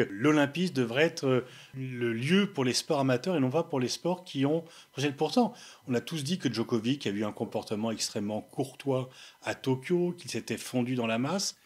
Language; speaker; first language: French; native; French